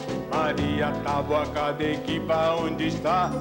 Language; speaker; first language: Portuguese; native; Portuguese